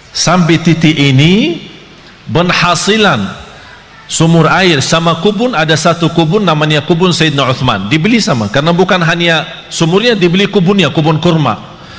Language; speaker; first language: Malay; non-native, fluent; Arabic